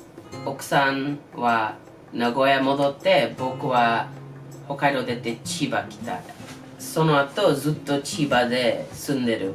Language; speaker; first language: Japanese; non-native, learner; English